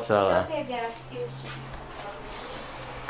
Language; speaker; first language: Portuguese; native; Portuguese